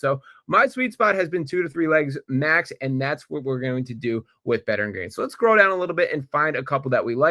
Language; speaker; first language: English; native; English